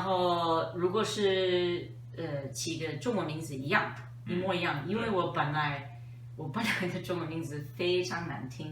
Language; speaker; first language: Chinese; non-native, fluent; English